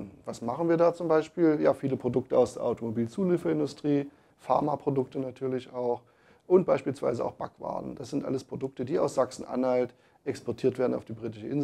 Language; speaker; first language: German; native; German